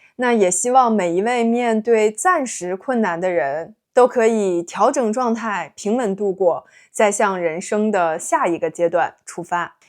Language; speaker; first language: Chinese; native; Chinese